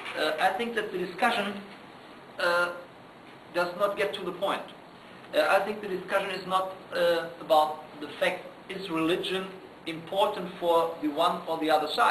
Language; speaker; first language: English; non-native, fluent; German